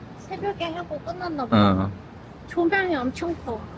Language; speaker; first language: Korean; native; Korean